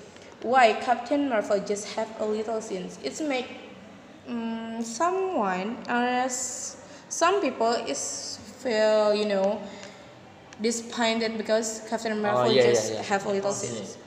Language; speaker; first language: English; non-native, learner; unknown